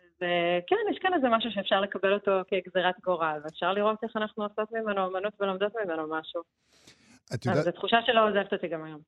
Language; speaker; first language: Hebrew; early bilingual, other home language; Russian